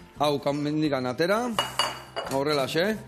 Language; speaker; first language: Basque; native; Basque